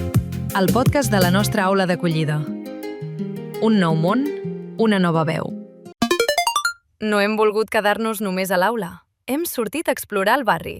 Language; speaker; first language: Catalan; native; Catalan